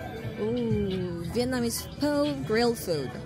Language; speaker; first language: English; non-native, learner; Korean